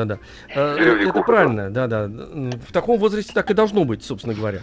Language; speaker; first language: Russian; native; Russian